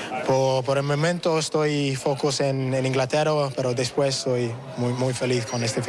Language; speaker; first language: Spanish; non-native, learner; English